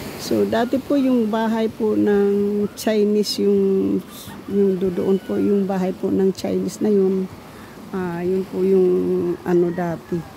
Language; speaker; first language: Filipino; non-native, local second language; Cebuano